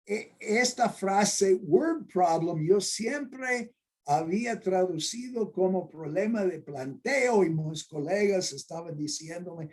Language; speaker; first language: Spanish; non-native, fluent; English